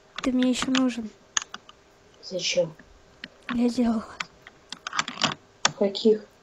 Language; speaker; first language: Russian; native; Russian